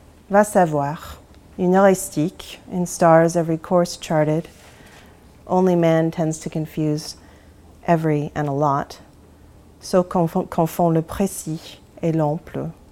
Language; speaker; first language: French; non-native, fluent; English